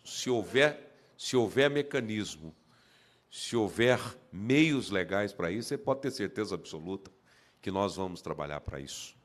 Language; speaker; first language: Portuguese; native; Portuguese